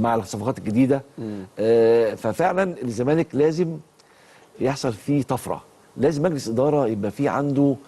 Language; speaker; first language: Arabic; native; Arabic